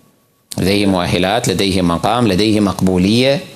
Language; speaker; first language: Arabic; native; Arabic